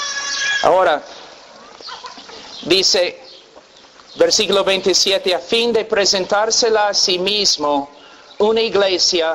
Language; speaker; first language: Spanish; non-native, fluent; English